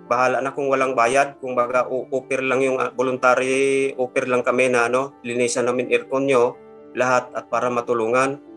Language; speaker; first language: Filipino; non-native, local second language; Cebuano